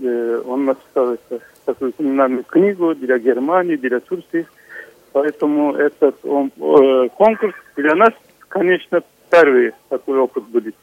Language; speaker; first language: Russian; non-native, fluent; Turkish